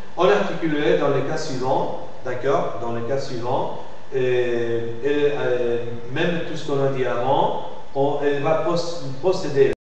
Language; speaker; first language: French; non-native, fluent; Spanish